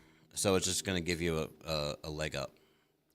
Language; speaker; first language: English; native; English